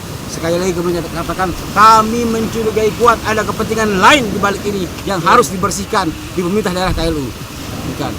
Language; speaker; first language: Indonesian; native; Indonesian